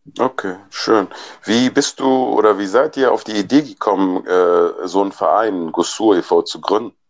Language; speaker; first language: German; native; German